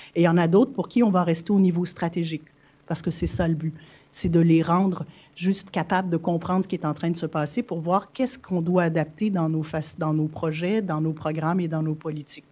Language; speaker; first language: French; native; French